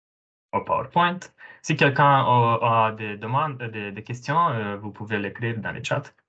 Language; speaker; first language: French; non-native, fluent; Romanian